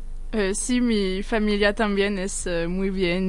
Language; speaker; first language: Spanish; non-native, learner; French